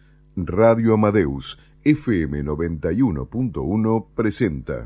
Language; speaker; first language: Spanish; native; Spanish